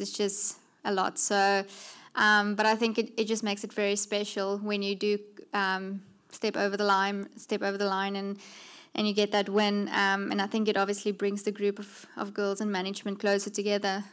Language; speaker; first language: English; non-native, local second language; Afrikaans